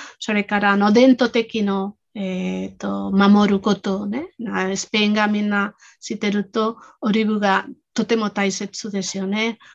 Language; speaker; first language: Japanese; non-native, fluent; Spanish